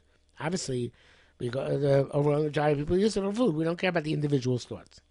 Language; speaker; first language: English; native; English